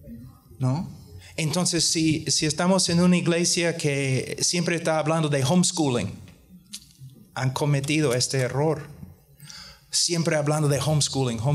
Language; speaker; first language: Spanish; non-native, fluent; English